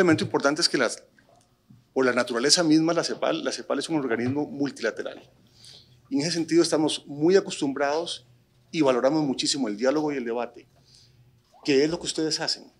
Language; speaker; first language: Spanish; native; Spanish